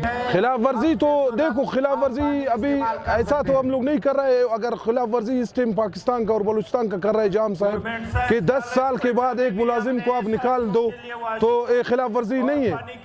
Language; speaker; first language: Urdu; non-native, local second language; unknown